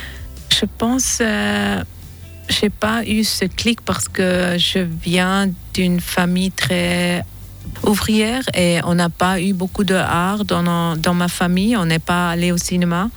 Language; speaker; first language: French; non-native, fluent; German